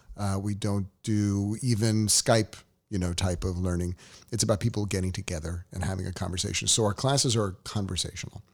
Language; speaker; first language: English; native; English